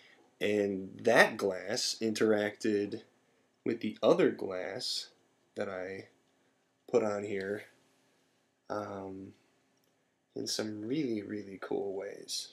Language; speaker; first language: English; native; English